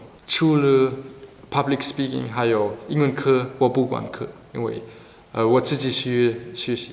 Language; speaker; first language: Chinese; non-native, learner; German